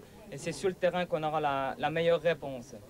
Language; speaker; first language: French; native; French